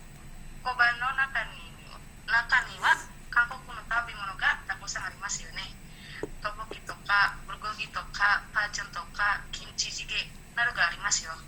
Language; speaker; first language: Japanese; non-native, learner; Indonesian